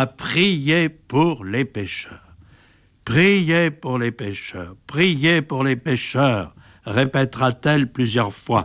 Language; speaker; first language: French; native; French